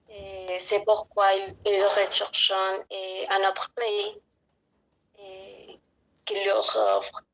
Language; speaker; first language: French; non-native, learner; Spanish